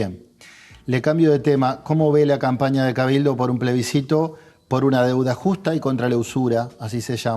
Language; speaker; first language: Spanish; native; Spanish